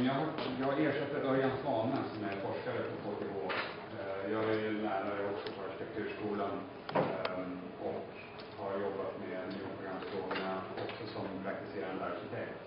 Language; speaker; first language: Swedish; native; Swedish